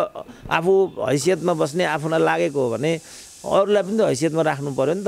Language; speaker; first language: Nepali; native; Nepali